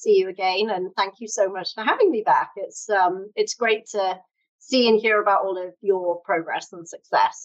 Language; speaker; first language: English; native; English